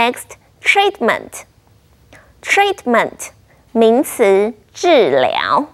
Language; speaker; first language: English; non-native, fluent; Chinese